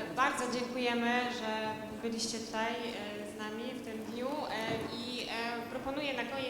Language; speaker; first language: Polish; native; Polish